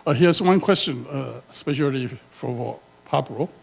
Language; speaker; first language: English; non-native, learner; Chinese